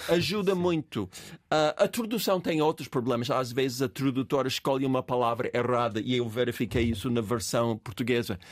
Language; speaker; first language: Portuguese; non-native, fluent; English